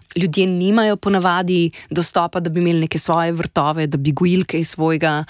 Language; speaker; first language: Slovenian; native; Slovenian